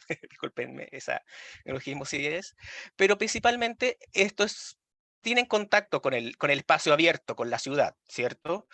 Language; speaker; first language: Spanish; native; Spanish